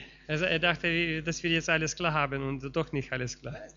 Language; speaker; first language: German; non-native, fluent; Russian